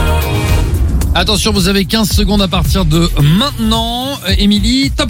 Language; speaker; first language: French; native; French